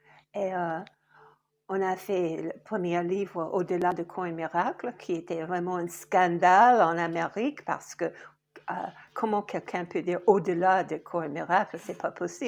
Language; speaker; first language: French; non-native, fluent; English